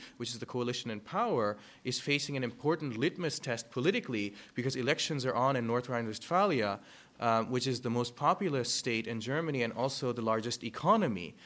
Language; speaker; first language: English; early bilingual, other home language; German